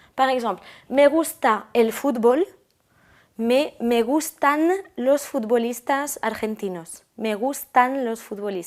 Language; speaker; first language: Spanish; non-native, fluent; French